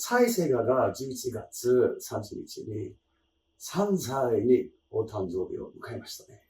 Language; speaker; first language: Japanese; non-native, learner; English